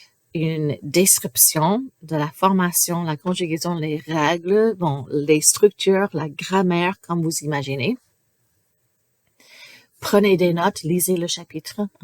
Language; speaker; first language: French; non-native, fluent; English